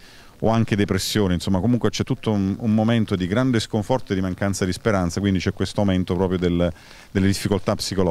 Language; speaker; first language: Italian; native; Italian